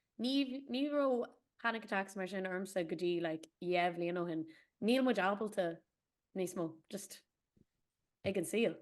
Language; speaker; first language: Irish; native; Irish